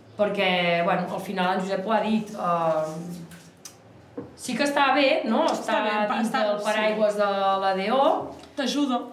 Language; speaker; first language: Catalan; native; Catalan